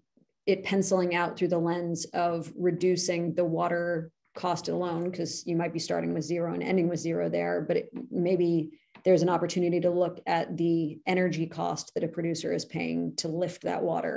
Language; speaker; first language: English; native; English